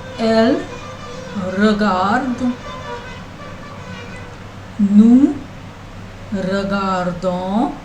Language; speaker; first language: French; non-native, learner; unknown